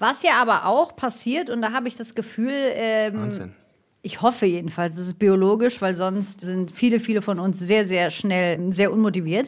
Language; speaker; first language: German; native; German